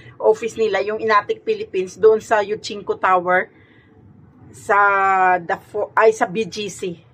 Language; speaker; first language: Filipino; native; Filipino